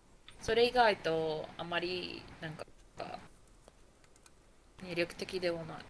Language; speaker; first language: Japanese; non-native, learner; Spanish